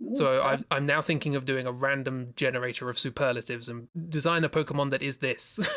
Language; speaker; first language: English; native; English